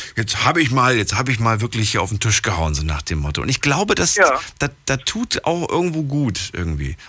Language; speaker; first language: German; native; German